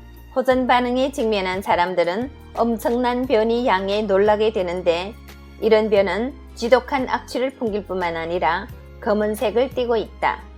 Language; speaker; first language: Korean; native; Korean